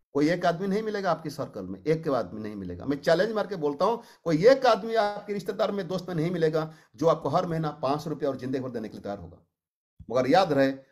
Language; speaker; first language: Hindi; non-native, local second language; Odia